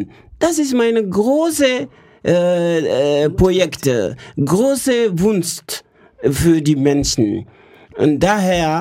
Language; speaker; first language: German; non-native, learner; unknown